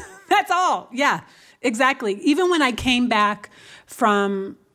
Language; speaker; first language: English; native; English